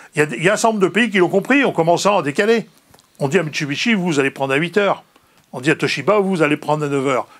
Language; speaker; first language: French; native; French